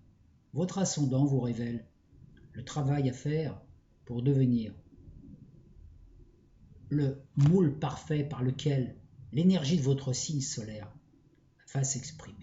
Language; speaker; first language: French; native; French